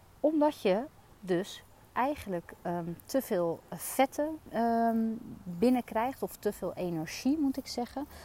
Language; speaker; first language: Dutch; native; Dutch